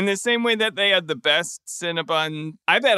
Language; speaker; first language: English; native; English